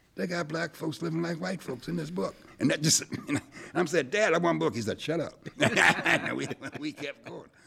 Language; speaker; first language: English; native; English